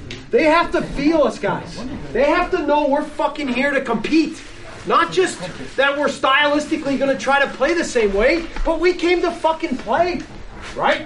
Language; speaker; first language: English; native; English